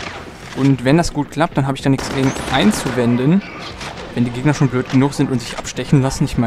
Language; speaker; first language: German; native; German